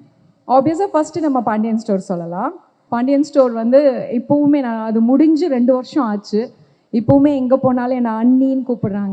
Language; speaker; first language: Tamil; native; Tamil